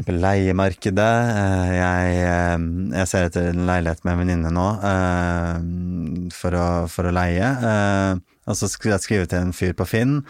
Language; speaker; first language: Norwegian; early bilingual, other home language; Arabic